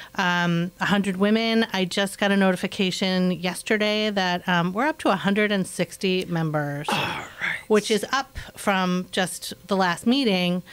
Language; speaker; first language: English; native; English